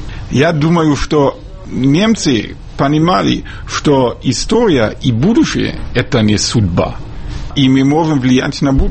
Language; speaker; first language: Russian; non-native, fluent; German